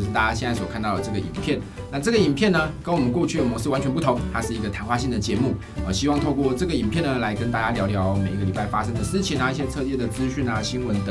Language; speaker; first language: Chinese; native; Chinese